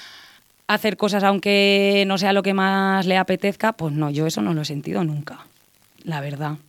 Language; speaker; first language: Spanish; native; Spanish